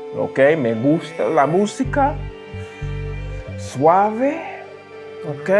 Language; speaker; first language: Spanish; non-native, learner; English